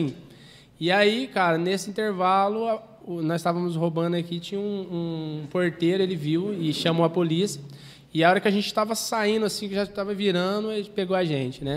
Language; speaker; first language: Portuguese; native; Portuguese